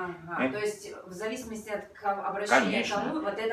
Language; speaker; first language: Russian; native; Russian